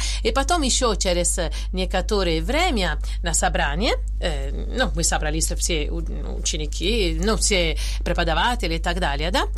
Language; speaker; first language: Russian; non-native, fluent; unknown